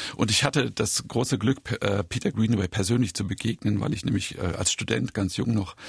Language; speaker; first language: German; native; German